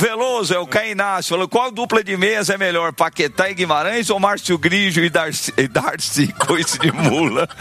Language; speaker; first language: Portuguese; native; Portuguese